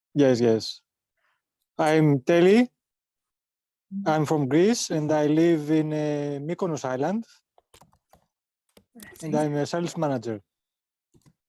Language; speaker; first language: English; non-native, fluent; Greek